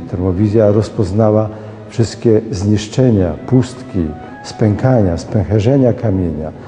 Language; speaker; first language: Polish; native; Polish